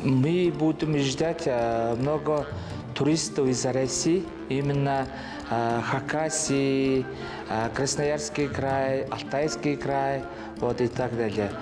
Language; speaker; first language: Russian; non-native, learner; Mongolian